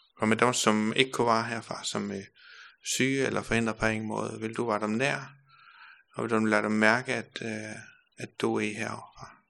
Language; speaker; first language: Danish; native; Danish